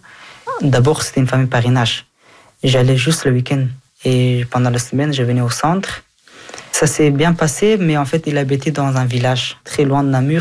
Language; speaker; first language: French; early bilingual, other home language; Persian